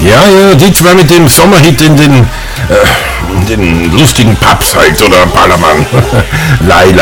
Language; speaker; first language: German; native; German